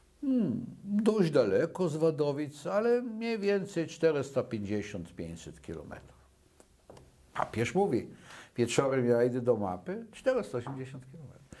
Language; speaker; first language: Polish; early bilingual, other home language; Yiddish